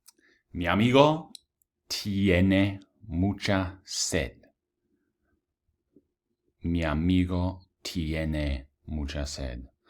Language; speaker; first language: Spanish; non-native, fluent; English